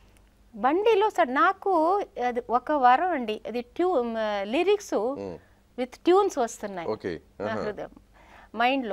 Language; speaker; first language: Telugu; non-native, local second language; Tamil